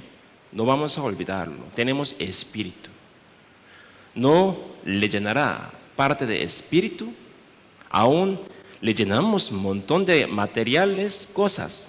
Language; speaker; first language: Spanish; non-native, learner; Korean